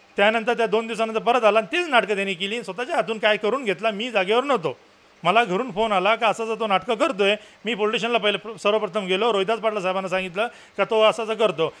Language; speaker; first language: Marathi; non-native, local second language; Urdu